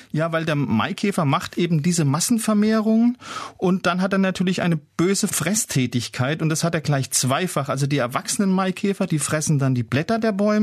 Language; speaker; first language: German; native; German